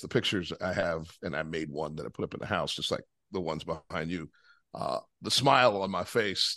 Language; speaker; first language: English; native; English